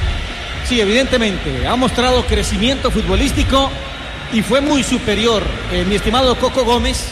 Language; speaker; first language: Spanish; native; Spanish